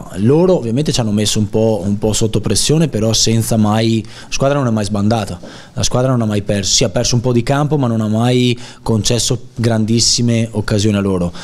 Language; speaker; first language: Italian; native; Italian